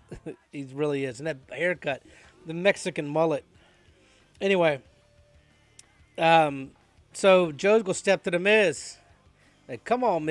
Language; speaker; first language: English; native; English